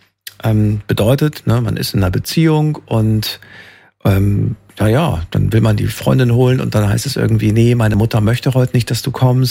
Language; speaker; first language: German; native; German